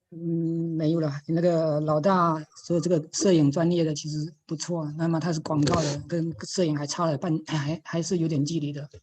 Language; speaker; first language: Chinese; native; Chinese